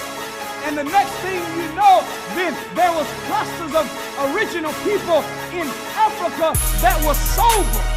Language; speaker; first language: English; native; English